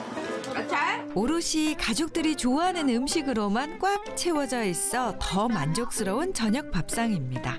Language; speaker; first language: Korean; native; Korean